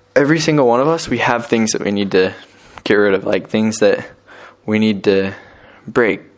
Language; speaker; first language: English; native; English